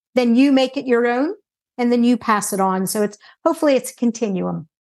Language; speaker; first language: English; native; English